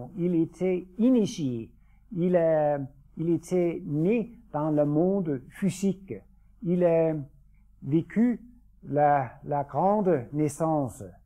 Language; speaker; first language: French; non-native, fluent; Danish